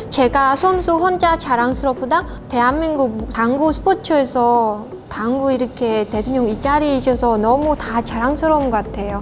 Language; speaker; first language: Korean; non-native, learner; Khmer